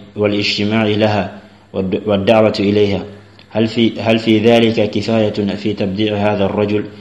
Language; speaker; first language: Arabic; non-native, fluent; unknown